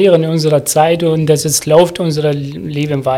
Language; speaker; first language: German; non-native, learner; Arabic